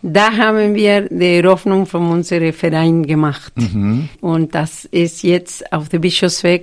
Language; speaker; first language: German; non-native, fluent; Spanish